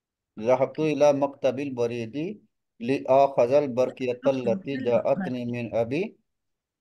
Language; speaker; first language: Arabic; non-native, fluent; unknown